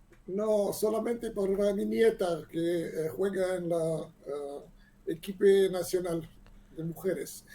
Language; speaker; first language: Spanish; non-native, learner; Hebrew